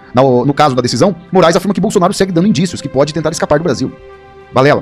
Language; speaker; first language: Portuguese; native; Portuguese